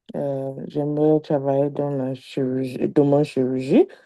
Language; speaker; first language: French; non-native, learner; Igbo